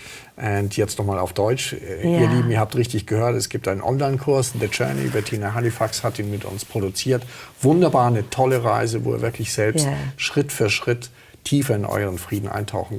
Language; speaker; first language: German; native; German